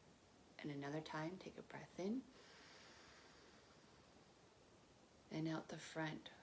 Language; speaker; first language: English; native; English